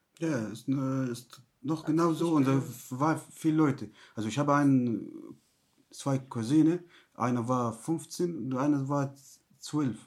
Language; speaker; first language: German; non-native, learner; Arabic